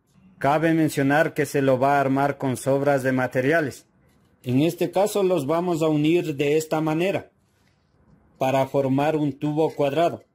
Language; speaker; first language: Spanish; native; Spanish